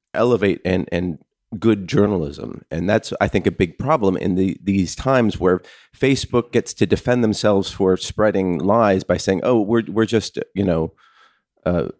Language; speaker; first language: English; native; English